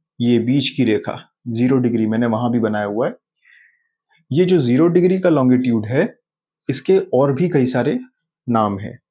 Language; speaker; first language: Hindi; native; Hindi